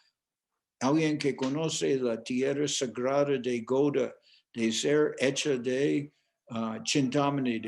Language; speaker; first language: Spanish; non-native, fluent; English